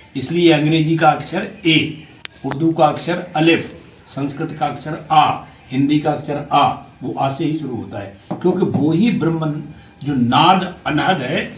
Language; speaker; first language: Hindi; native; Hindi